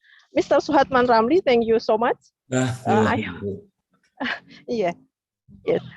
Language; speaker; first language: English; non-native, learner; Indonesian